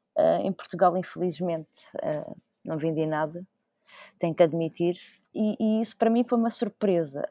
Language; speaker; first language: Portuguese; native; Portuguese